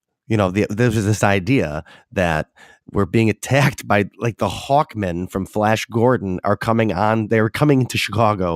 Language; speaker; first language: English; native; English